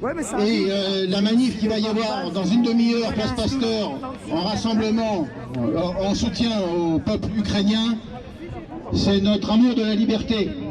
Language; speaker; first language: French; native; French